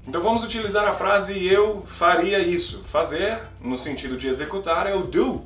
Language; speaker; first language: Portuguese; native; Portuguese